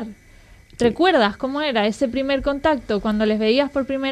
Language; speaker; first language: Spanish; native; Spanish